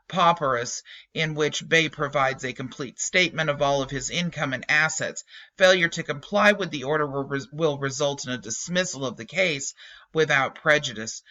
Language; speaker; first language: English; native; English